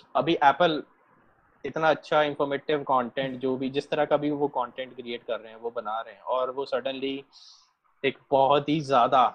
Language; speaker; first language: Hindi; native; Hindi